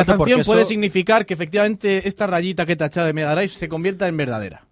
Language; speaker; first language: Spanish; native; Spanish